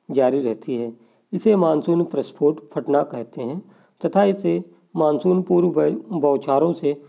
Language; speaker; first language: Hindi; native; Hindi